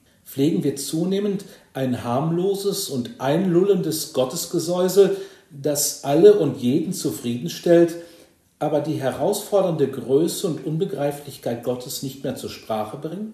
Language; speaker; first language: German; native; German